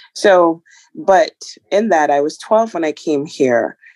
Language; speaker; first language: English; early bilingual, other home language; Ibibio